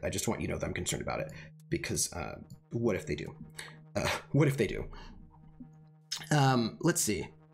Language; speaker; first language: English; native; English